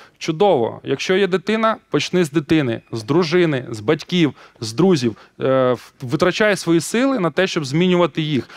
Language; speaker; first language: Ukrainian; non-native, local second language; Russian